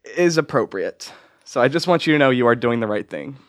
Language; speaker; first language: English; native; English